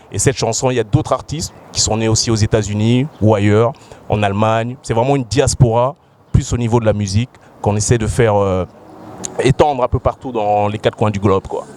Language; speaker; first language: French; early bilingual, other home language; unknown